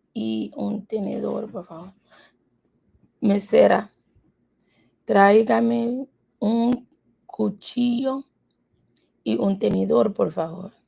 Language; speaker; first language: Spanish; non-native, learner; English